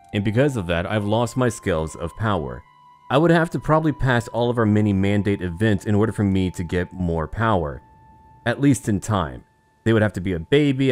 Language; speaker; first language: English; native; English